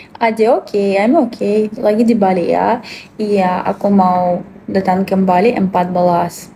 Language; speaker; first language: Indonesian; non-native, learner; Russian